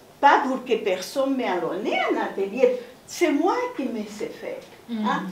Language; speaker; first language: French; non-native, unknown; Spanish